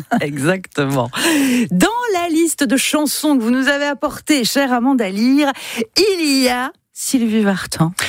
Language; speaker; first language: French; native; French